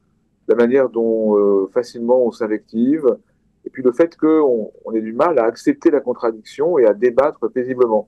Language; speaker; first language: French; native; French